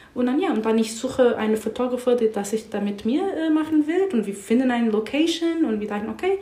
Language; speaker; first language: German; non-native, learner; English